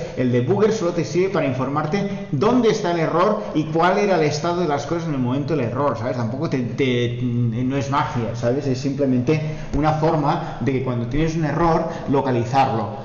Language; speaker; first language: Spanish; non-native, local second language; Catalan